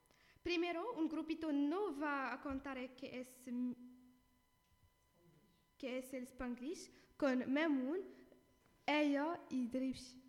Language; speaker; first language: Spanish; non-native, learner; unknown